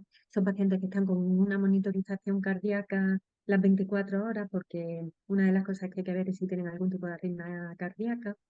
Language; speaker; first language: Spanish; native; Spanish